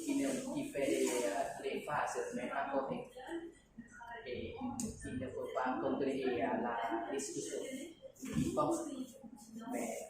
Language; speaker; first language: French; non-native, learner; Lao